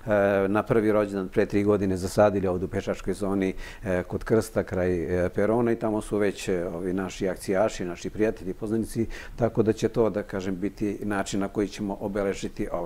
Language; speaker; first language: Serbian; native; Serbian